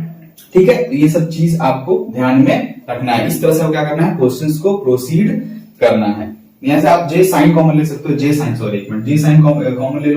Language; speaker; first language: Hindi; native; Hindi